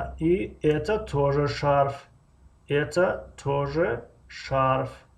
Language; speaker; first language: Russian; non-native, fluent; Tajik